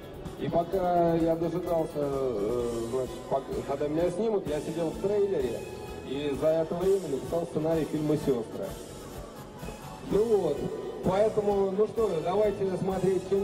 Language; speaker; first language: Russian; native; Russian